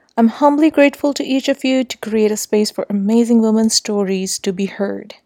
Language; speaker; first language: English; non-native, local second language; Urdu